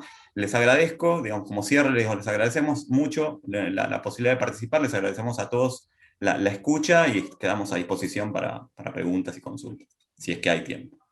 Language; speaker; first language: Spanish; native; Spanish